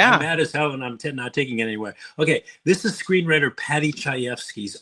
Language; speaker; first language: English; native; English